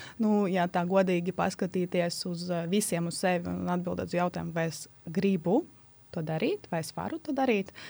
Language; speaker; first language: Latvian; non-native, local second language; Russian